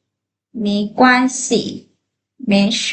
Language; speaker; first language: Chinese; non-native, fluent; Lao